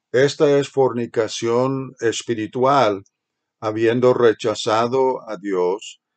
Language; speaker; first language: Spanish; non-native, fluent; English